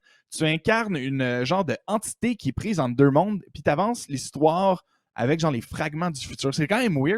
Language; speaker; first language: French; native; French